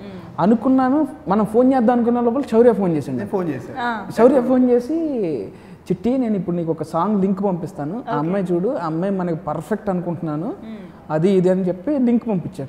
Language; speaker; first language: Telugu; native; Telugu